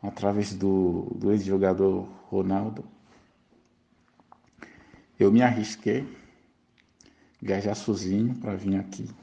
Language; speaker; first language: Portuguese; non-native, fluent; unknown